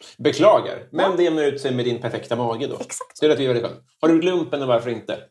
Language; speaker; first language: Swedish; native; Swedish